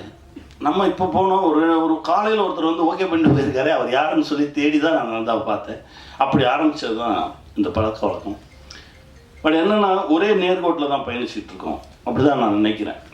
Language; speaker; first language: Tamil; native; Tamil